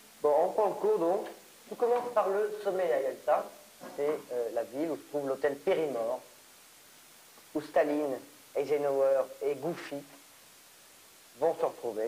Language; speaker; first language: French; native; French